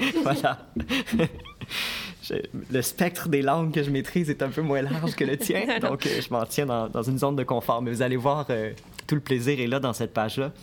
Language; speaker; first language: French; native; French